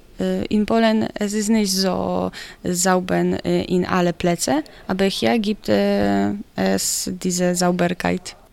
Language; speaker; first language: German; non-native, learner; Polish